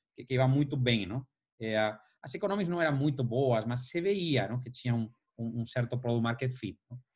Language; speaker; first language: Portuguese; non-native, fluent; Spanish